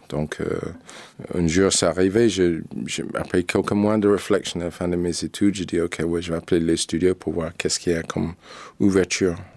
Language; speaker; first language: French; non-native, fluent; English